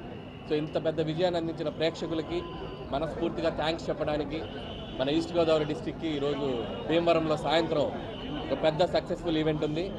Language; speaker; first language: Telugu; native; Telugu